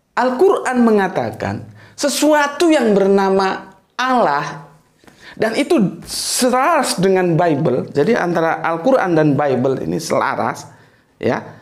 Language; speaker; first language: Indonesian; native; Indonesian